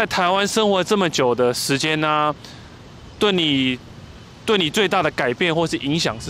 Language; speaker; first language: Chinese; native; Chinese